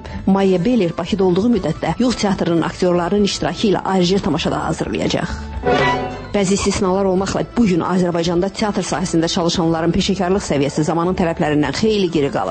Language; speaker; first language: Azerbaijani; native; Azerbaijani